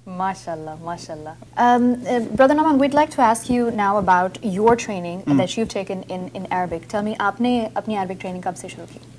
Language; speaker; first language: Urdu; native; Urdu